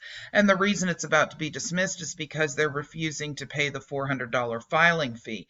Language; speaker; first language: English; native; English